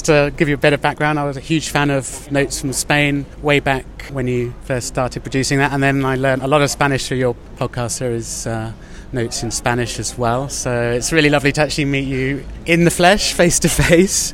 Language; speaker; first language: English; native; English